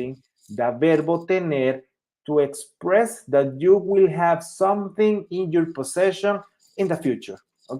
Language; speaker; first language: English; non-native, fluent; Spanish